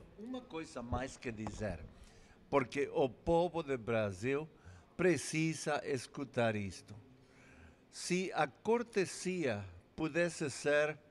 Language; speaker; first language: Portuguese; non-native, fluent; English